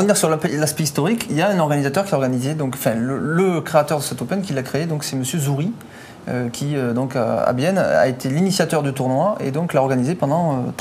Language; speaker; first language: French; native; French